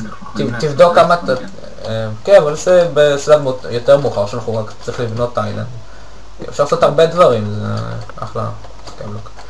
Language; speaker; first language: Hebrew; native; Hebrew